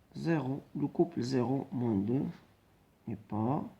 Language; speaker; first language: French; non-native, local second language; Arabic